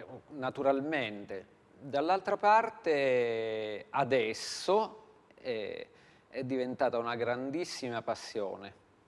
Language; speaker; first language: Italian; native; Italian